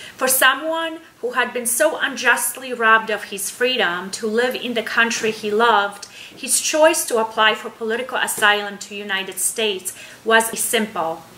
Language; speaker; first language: English; non-native, fluent; Polish